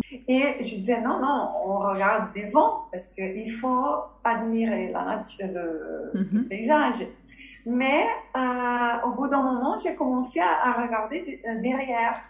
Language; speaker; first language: French; non-native, fluent; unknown